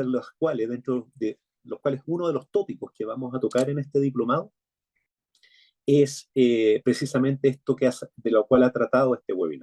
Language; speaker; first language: Spanish; native; Spanish